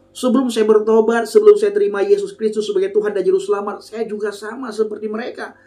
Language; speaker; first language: Indonesian; non-native, local second language; Achinese